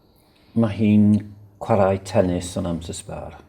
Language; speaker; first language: Welsh; non-native, learner; English